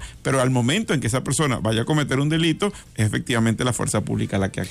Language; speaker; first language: Spanish; native; Spanish